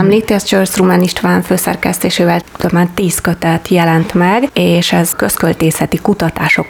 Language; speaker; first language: Hungarian; non-native, learner; Ukrainian